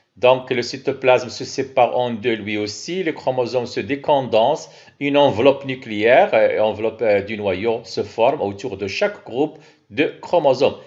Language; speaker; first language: French; non-native, local second language; Arabic